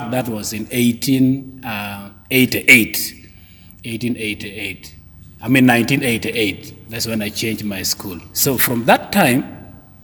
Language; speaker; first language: English; non-native, local second language; Acoli